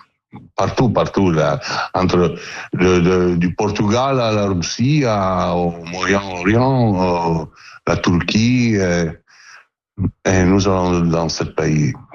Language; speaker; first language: French; non-native, learner; Italian